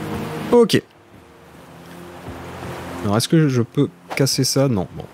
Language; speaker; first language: French; native; French